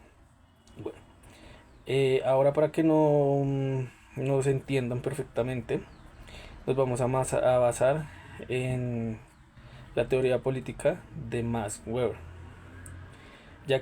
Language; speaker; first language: Spanish; native; Spanish